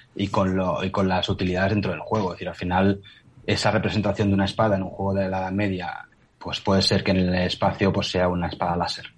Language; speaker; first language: Spanish; native; Spanish